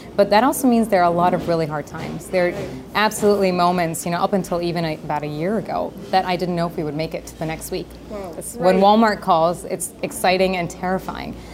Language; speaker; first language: English; native; English